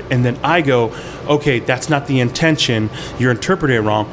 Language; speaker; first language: English; early bilingual, other home language; Hmong